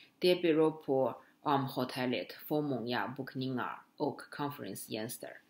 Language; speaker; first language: Swedish; non-native, learner; Chinese